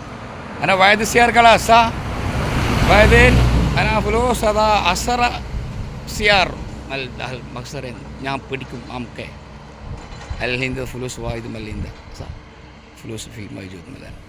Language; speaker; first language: Arabic; non-native, learner; Malayalam